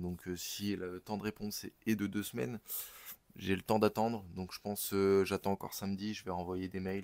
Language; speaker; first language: French; native; French